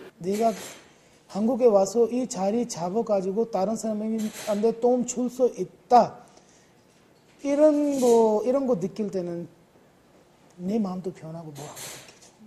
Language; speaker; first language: Korean; non-native, fluent; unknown